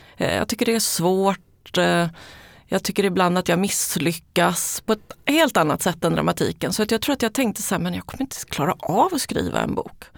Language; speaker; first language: Swedish; early bilingual, other home language; Spanish